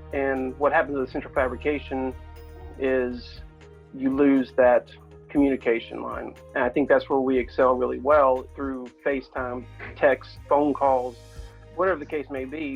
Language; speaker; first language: English; native; English